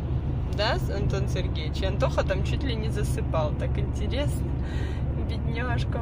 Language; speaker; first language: Russian; native; Russian